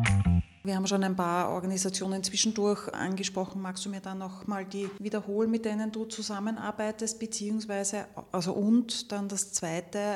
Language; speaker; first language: German; native; German